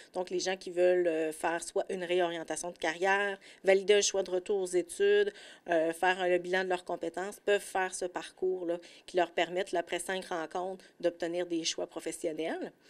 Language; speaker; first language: French; native; French